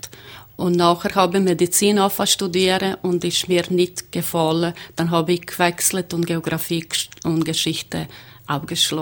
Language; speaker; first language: German; non-native, learner; Croatian